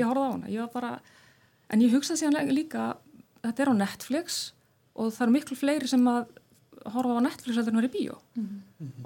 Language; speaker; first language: Icelandic; non-native, fluent; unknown